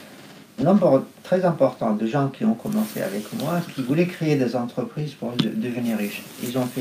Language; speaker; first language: French; non-native, fluent; Arabic